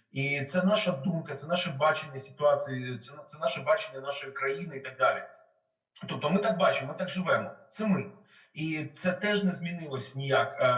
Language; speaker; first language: Ukrainian; non-native, local second language; Russian